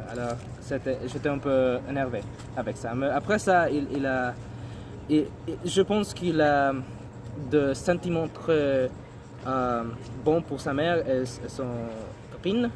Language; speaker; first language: French; non-native, learner; English